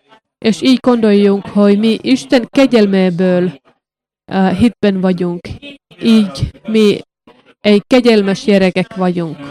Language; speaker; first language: Hungarian; non-native, learner; Finnish